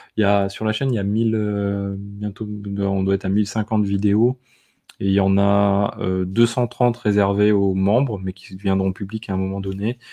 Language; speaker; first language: French; native; French